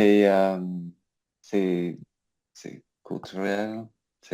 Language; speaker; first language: French; non-native, learner; English